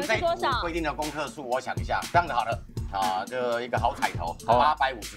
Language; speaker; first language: Chinese; native; Chinese